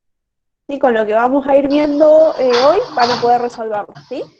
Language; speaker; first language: Spanish; native; Spanish